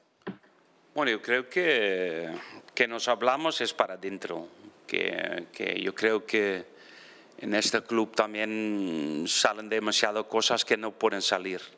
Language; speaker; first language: Spanish; non-native, fluent; Dutch